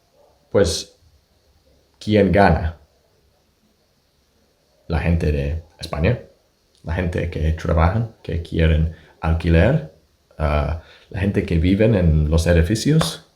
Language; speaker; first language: Spanish; non-native, fluent; English